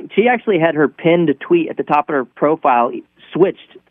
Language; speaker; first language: English; native; English